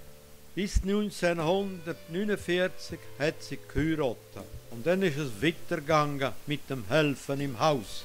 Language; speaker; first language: German; non-native, local second language; Romansh